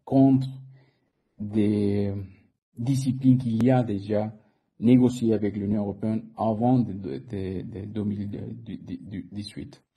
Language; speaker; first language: French; non-native, fluent; Spanish